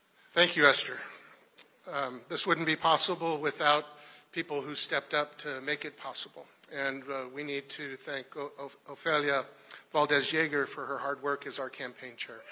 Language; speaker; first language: English; native; English